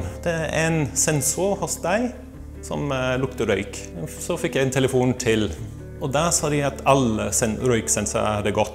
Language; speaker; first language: Norwegian; non-native, fluent; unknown